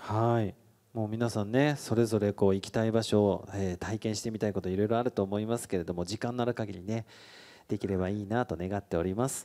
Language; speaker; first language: Japanese; native; Japanese